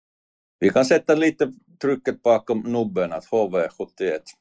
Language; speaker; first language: Swedish; non-native, learner; Finnish